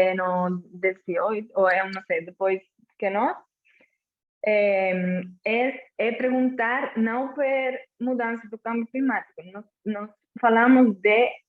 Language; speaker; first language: Portuguese; non-native, fluent; Catalan